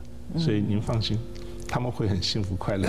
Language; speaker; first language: Chinese; native; Chinese